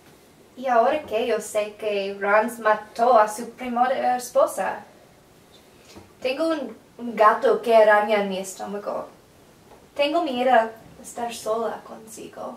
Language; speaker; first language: Spanish; non-native, learner; English